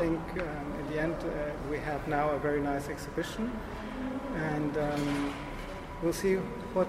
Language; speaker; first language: English; non-native, fluent; German